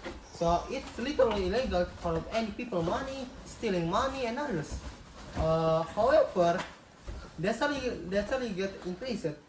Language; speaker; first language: English; non-native, learner; Indonesian